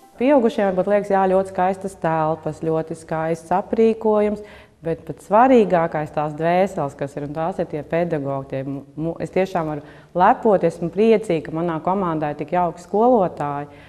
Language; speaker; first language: Latvian; native; Latvian